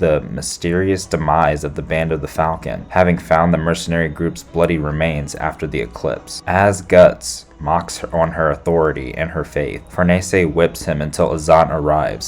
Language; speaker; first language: English; native; English